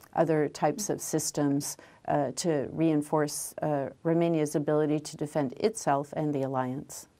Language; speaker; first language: English; native; English